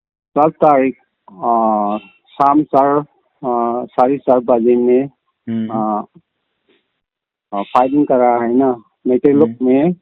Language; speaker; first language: Hindi; non-native, local second language; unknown